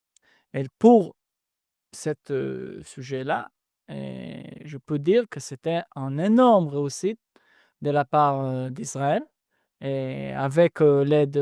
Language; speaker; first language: French; non-native, fluent; Hebrew